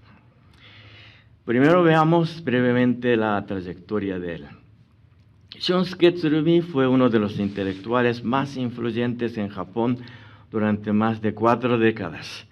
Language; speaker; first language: Spanish; non-native, fluent; Japanese